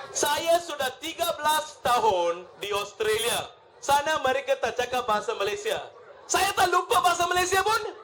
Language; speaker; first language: Malay; non-native, local second language; Tamil